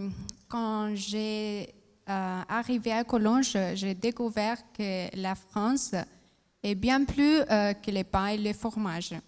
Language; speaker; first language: French; non-native, fluent; Spanish